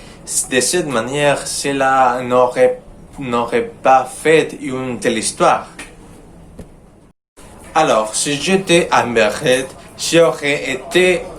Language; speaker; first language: French; non-native, learner; Spanish